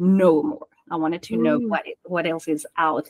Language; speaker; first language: English; non-native, fluent; Spanish